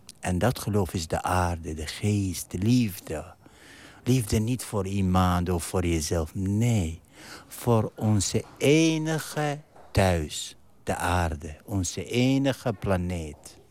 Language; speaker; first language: Dutch; non-native, fluent; Arabic